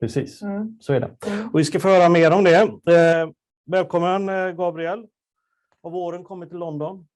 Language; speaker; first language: Swedish; native; Swedish